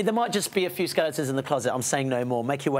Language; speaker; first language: English; native; English